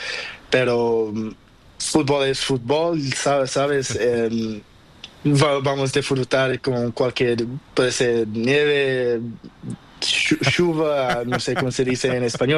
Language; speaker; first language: Spanish; non-native, learner; Portuguese